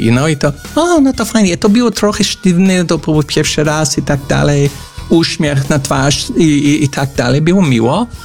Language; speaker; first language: Polish; non-native, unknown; English